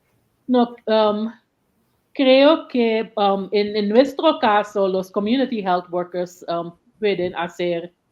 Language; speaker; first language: Spanish; non-native, learner; English